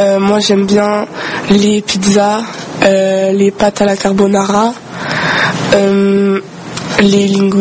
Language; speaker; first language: French; early bilingual, other home language; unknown